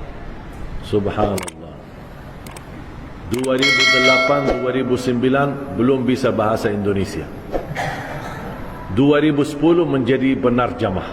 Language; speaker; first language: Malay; non-native, fluent; Arabic